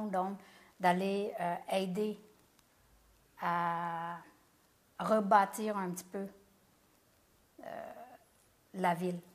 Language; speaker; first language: French; early bilingual, other home language; Khmer